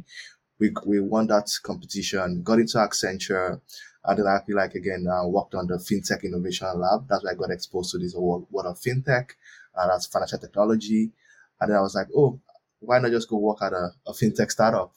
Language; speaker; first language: English; non-native, local second language; Yoruba